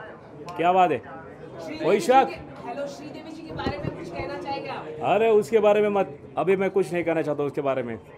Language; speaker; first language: Hindi; native; Hindi